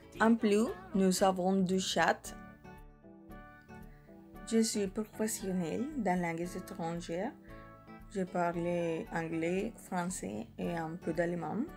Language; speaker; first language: French; non-native, learner; Spanish